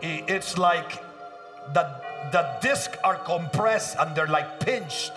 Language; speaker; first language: English; early bilingual, other home language; Spanish